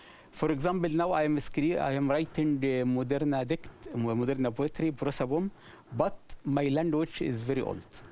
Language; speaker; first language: English; non-native, learner; Arabic